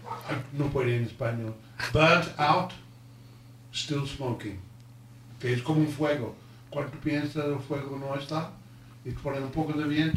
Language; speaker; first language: Spanish; non-native, learner; English